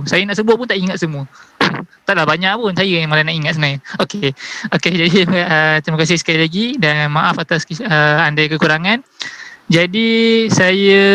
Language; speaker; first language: Malay; native; Malay